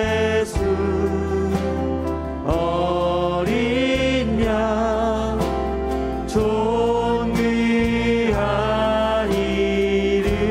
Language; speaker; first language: Korean; native; Korean